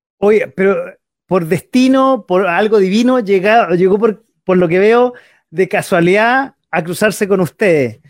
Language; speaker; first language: Spanish; native; Spanish